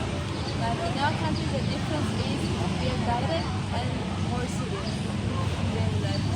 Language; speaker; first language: English; non-native, fluent; Tajik